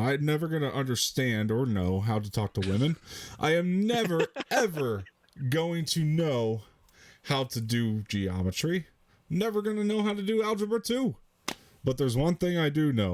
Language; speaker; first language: English; native; English